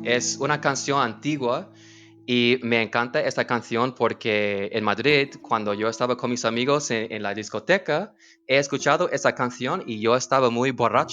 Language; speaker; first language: Spanish; non-native, learner; English